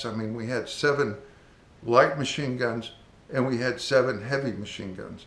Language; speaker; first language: English; native; English